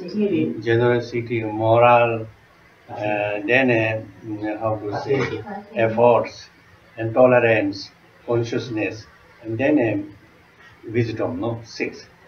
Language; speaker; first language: English; non-native, learner; Tibetan